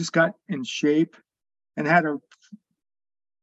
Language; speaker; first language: English; native; English